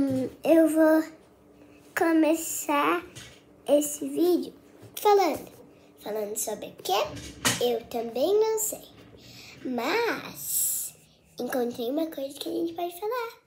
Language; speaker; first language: Portuguese; early bilingual, heritage; Portuguese